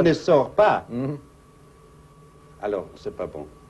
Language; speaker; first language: French; non-native, fluent; English